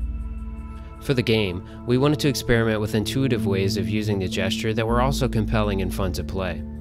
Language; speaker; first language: English; native; English